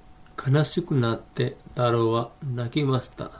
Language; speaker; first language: Japanese; non-native, fluent; Hindi